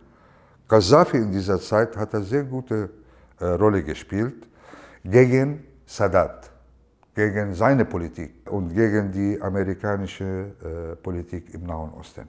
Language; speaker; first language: German; non-native, learner; Arabic